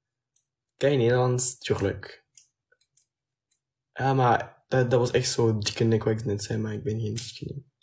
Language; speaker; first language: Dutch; non-native, local second language; French